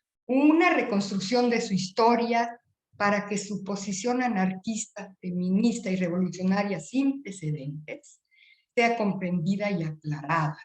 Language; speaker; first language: Spanish; native; Spanish